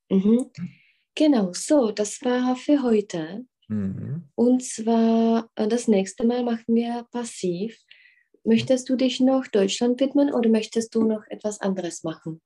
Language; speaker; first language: German; non-native, fluent; Czech